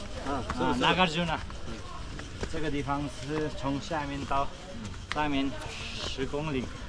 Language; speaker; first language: Chinese; non-native, fluent; Nepali